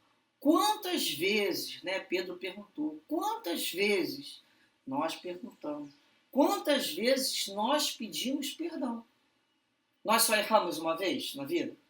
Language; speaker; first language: Portuguese; native; Portuguese